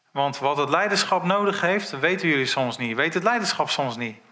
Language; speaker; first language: Dutch; native; Dutch